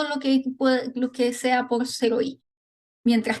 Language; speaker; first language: Spanish; native; Spanish